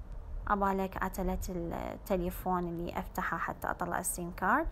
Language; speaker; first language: Arabic; native; Arabic